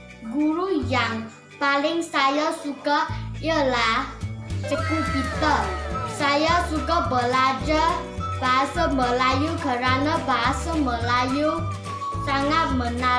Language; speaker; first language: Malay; non-native, local second language; Chinese